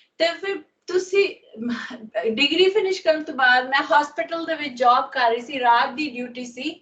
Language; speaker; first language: Punjabi; non-native, learner; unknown